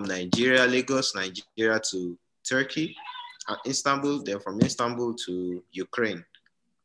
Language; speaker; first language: English; non-native, local second language; Yoruba